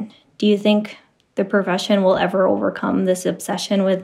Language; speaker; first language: English; native; English